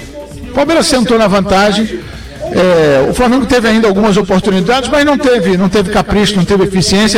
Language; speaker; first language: Portuguese; native; Portuguese